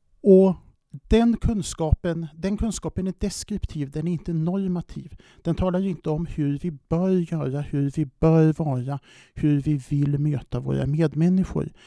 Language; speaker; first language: Swedish; native; Swedish